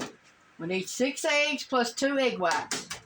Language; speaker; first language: English; native; English